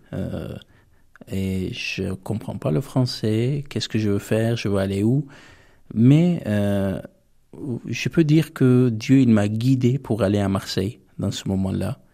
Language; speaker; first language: French; non-native, fluent; Armenian